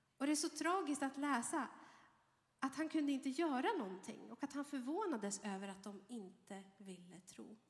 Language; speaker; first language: Swedish; early bilingual, other home language; Arabic